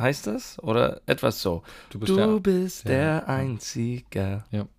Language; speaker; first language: German; non-native, learner; English